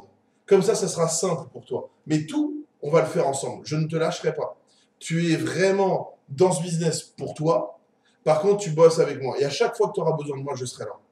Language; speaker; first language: French; native; French